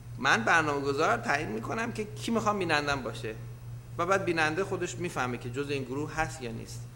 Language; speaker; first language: Persian; native; Persian